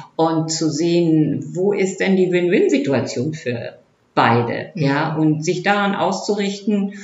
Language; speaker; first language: German; native; German